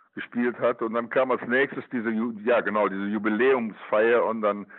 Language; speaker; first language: German; native; German